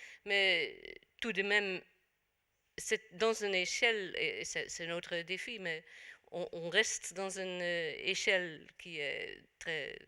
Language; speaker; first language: French; non-native, fluent; Dutch